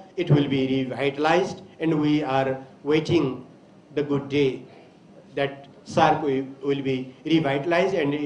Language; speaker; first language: English; non-native, local second language; Nepali